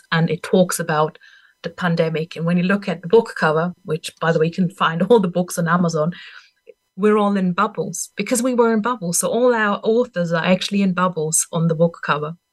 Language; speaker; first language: English; non-native, fluent; German